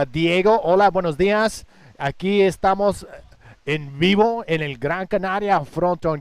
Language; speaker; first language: Spanish; non-native, fluent; English